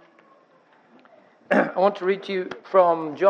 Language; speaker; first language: English; native; English